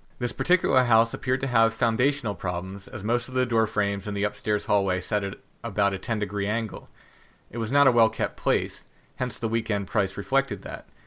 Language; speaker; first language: English; native; English